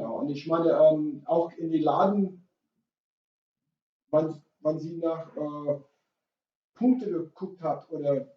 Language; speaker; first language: German; non-native, fluent; English